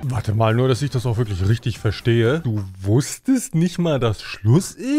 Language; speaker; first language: German; native; German